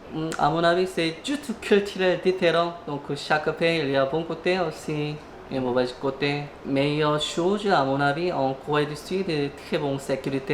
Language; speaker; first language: French; non-native, learner; Korean